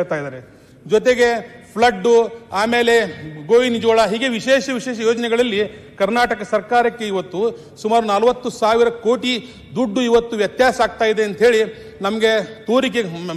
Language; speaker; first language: Kannada; non-native, local second language; Urdu